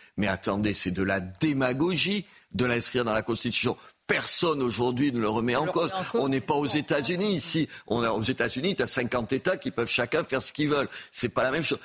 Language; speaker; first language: French; native; French